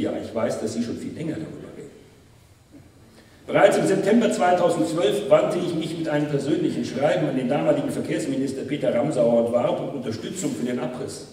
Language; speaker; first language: German; native; German